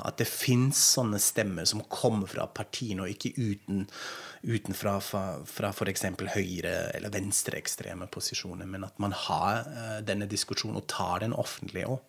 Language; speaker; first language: Norwegian; non-native, fluent; German